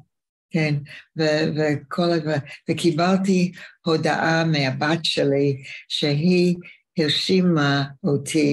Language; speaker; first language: Hebrew; non-native, fluent; English